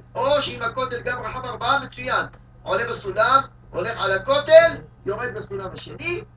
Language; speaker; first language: Hebrew; native; Hebrew